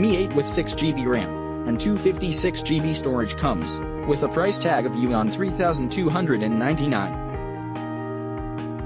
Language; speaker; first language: English; non-native, local second language; Odia